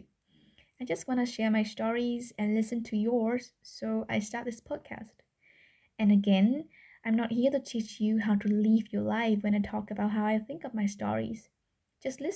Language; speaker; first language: English; non-native, fluent; Vietnamese